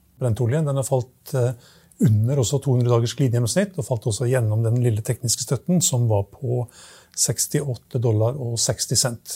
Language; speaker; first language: Norwegian; native; Norwegian